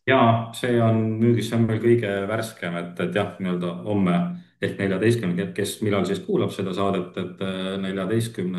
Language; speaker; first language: Estonian; native; Estonian